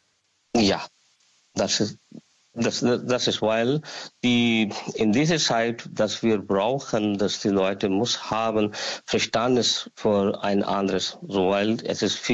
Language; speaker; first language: German; non-native, learner; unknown